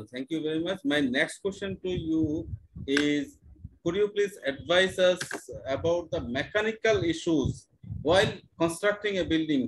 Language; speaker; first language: English; non-native, local second language; Bangla